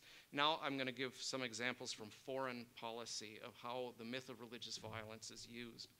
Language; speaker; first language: English; native; English